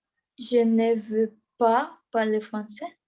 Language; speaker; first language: French; non-native, learner; Portuguese